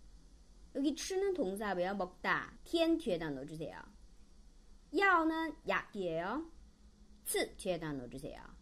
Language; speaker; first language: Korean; non-native, fluent; Chinese